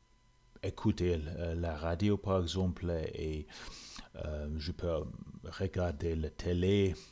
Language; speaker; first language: French; non-native, learner; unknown